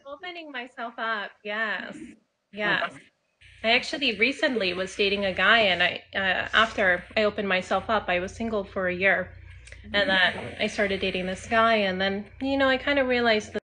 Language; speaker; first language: English; native; English